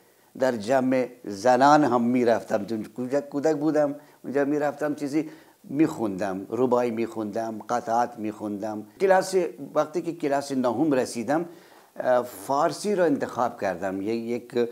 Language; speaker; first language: Persian; non-native, fluent; Urdu